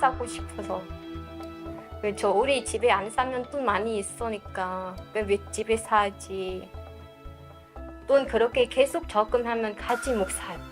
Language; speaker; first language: Korean; non-native, learner; Vietnamese